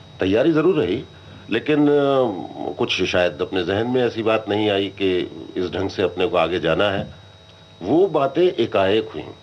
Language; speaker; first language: Hindi; native; Hindi